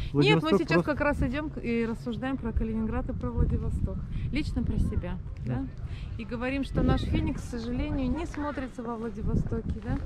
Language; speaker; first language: Russian; native; Russian